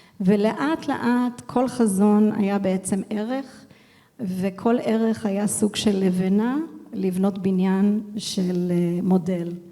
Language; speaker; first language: Hebrew; early bilingual, heritage; English